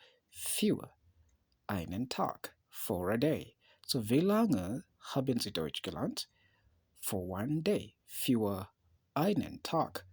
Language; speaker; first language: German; non-native, learner; English